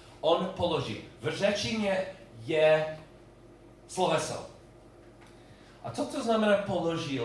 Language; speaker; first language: Czech; non-native, learner; English